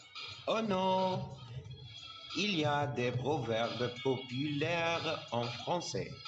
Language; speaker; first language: French; non-native, learner; Arabic